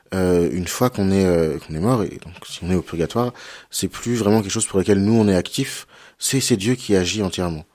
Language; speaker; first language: French; native; French